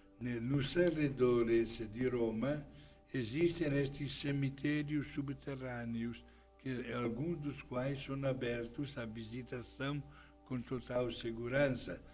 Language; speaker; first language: Portuguese; non-native, fluent; Italian